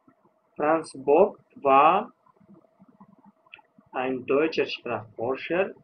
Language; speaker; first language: German; non-native, fluent; Uzbek